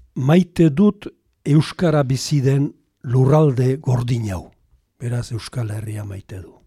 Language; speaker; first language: Basque; native; Basque